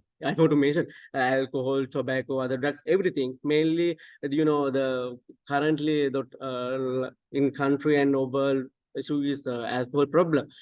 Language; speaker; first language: English; non-native, local second language; Sinhala